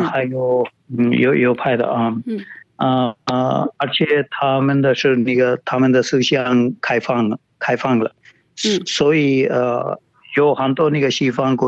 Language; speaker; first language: Chinese; non-native, fluent; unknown